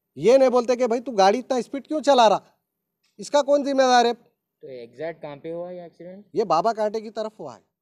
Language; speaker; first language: Hindi; native; Hindi